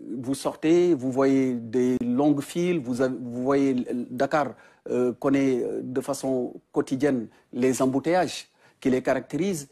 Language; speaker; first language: French; non-native, local second language; Wolof